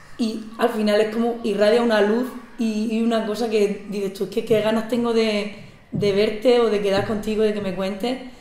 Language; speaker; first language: Spanish; native; Spanish